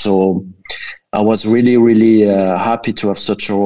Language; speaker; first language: English; non-native, fluent; French